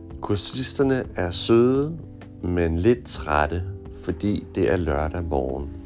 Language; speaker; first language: Danish; non-native, fluent; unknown